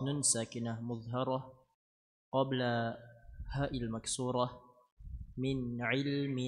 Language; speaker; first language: Arabic; non-native, learner; Indonesian